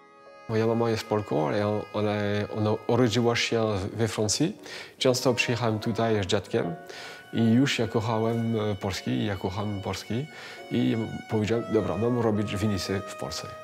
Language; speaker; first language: Polish; early bilingual, heritage; French